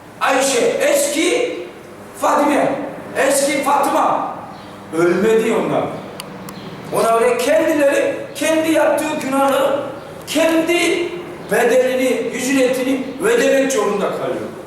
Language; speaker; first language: Turkish; non-native, fluent; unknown